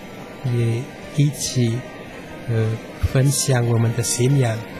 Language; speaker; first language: Chinese; non-native, fluent; Indonesian